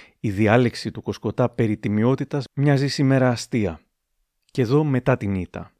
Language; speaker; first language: Greek; native; Greek